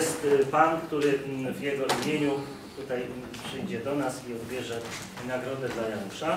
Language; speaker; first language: Polish; native; Polish